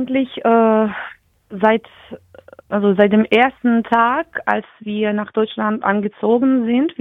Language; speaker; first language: German; non-native, learner; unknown